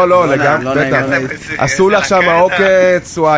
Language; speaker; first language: Hebrew; native; Hebrew